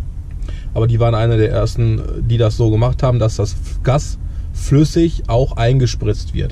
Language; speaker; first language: German; native; German